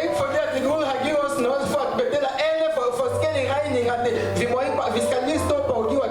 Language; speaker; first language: Danish; non-native, learner; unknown